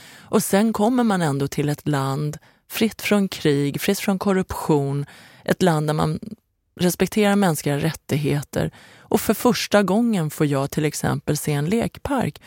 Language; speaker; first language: Swedish; early bilingual, other home language; Persian